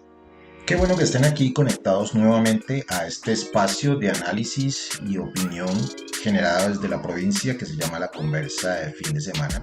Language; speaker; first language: Spanish; native; Spanish